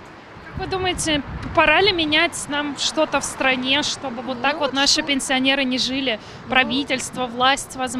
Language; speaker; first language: Russian; native; Russian